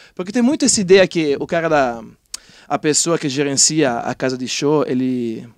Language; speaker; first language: Portuguese; non-native, fluent; Italian